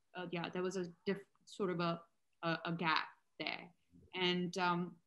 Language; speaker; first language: English; non-native, local second language; Urdu